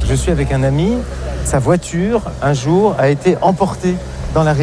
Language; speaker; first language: French; native; French